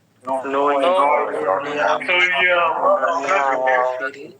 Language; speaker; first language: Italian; non-native, learner; Bangla